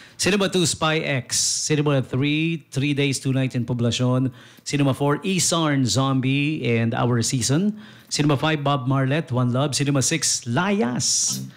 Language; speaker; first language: Filipino; native; Filipino